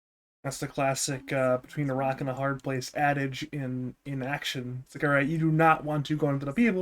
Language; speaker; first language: English; native; English